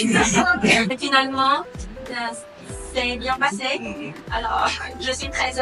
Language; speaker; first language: French; non-native, fluent; Vietnamese